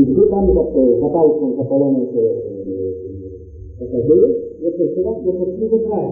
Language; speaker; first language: Polish; native; Polish